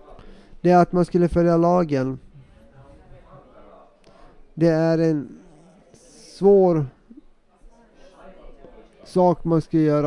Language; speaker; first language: Swedish; non-native, local second language; Finnish